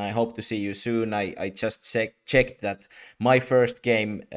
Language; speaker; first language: English; non-native, fluent; Finnish